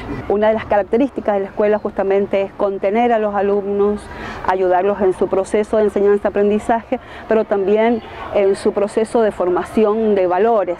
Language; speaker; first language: Spanish; native; Spanish